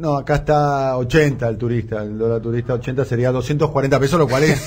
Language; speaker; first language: Spanish; native; Spanish